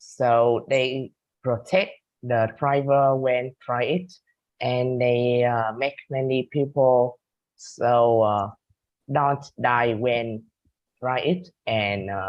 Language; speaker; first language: English; non-native, learner; Vietnamese